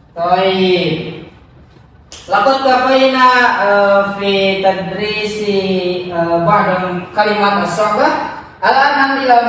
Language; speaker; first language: Arabic; non-native, fluent; Indonesian